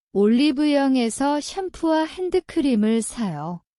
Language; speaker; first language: Korean; non-native, learner; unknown